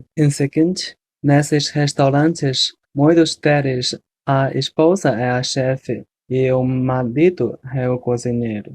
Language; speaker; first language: Portuguese; non-native, fluent; Chinese